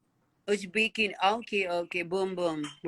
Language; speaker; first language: English; non-native, learner; Hindi